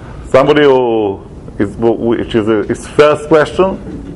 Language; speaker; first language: English; non-native, fluent; Hebrew